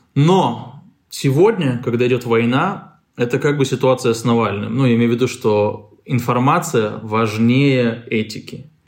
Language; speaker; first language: Russian; native; Russian